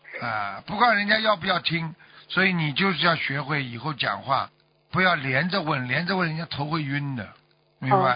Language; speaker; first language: Chinese; native; Chinese